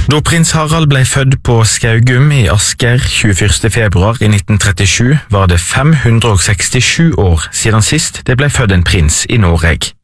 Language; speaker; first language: Norwegian; native; Norwegian